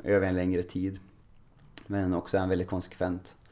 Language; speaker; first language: Swedish; native; Swedish